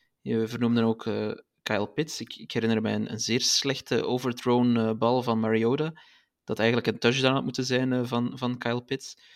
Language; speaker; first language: Dutch; native; Dutch